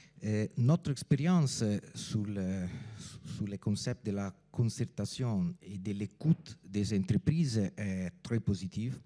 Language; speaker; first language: French; non-native, fluent; Italian